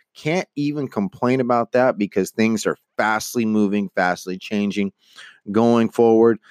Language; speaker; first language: English; native; English